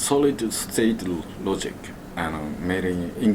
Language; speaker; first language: English; non-native, learner; Japanese